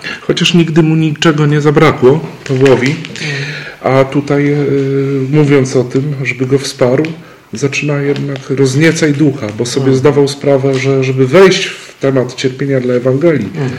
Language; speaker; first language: Polish; native; Polish